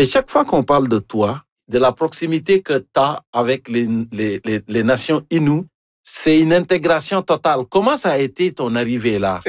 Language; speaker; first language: French; native; French